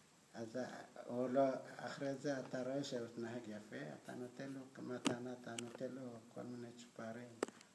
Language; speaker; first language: Hebrew; non-native, fluent; Amharic